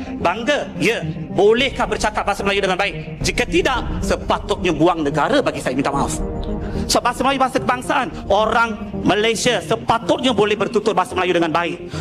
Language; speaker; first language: Malay; native; Malay